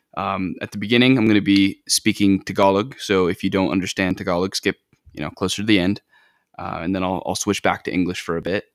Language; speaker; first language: English; native; English